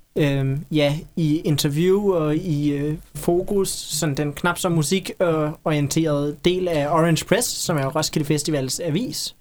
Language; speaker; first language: Danish; early bilingual, other home language; Icelandic